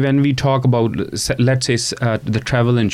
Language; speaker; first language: English; non-native, local second language; Punjabi